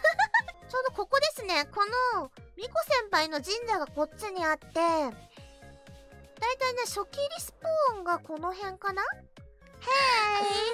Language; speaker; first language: Japanese; native; Japanese